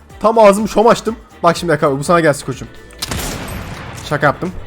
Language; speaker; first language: Turkish; native; Turkish